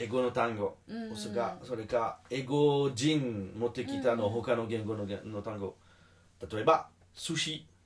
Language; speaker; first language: Japanese; non-native, learner; French